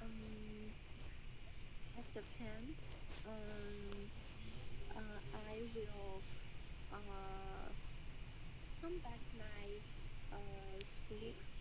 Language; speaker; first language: English; non-native, learner; Chinese